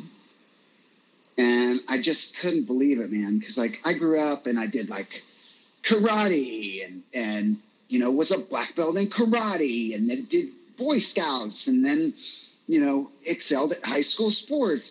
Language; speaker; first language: English; native; English